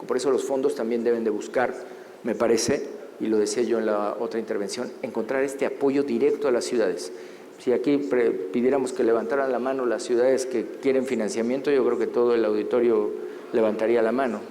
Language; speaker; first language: Spanish; native; Spanish